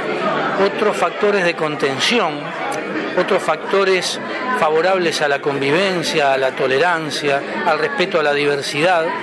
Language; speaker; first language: Spanish; native; Spanish